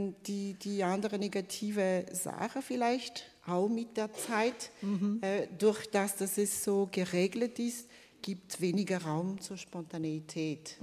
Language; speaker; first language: German; non-native, fluent; Malagasy